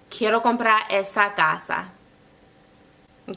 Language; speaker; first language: Spanish; non-native, learner; English